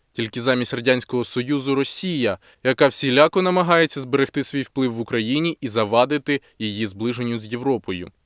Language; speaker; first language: Ukrainian; native; Ukrainian